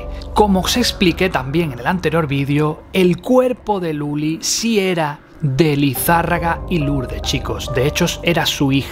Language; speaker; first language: Spanish; native; Spanish